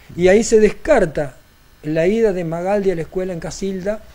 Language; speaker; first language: Spanish; native; Spanish